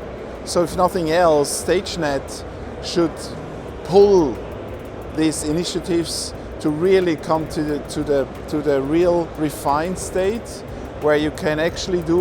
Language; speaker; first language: English; non-native, fluent; German